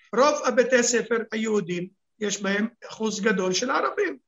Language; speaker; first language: Hebrew; native; Hebrew